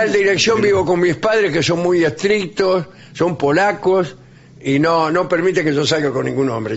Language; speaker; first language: Spanish; native; Spanish